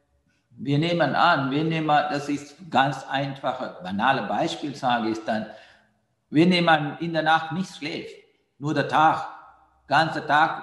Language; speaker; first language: German; non-native, learner; Sinhala